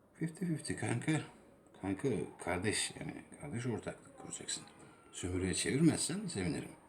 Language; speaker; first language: Turkish; native; Turkish